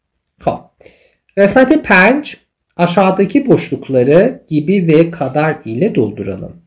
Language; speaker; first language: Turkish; non-native, fluent; Persian